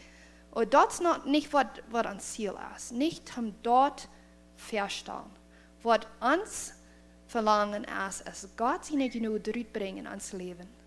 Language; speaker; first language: German; non-native, learner; Plautdietsch